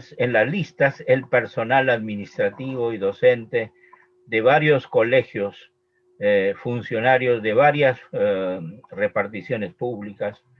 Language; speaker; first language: Spanish; native; Spanish